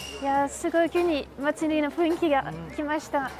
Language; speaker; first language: Japanese; non-native, fluent; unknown